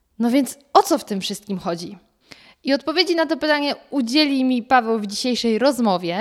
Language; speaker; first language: Polish; native; Polish